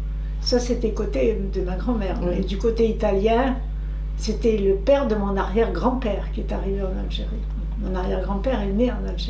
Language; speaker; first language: French; native; French